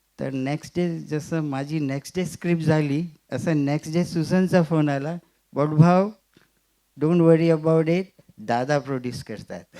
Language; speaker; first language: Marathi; non-native, local second language; Gujarati